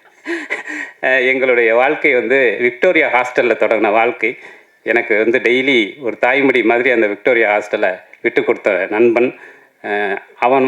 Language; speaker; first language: Tamil; native; Tamil